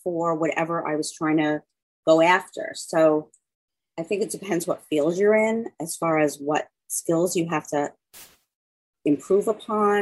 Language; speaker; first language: English; native; English